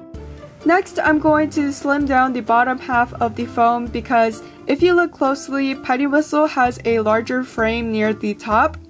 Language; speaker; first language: English; native; English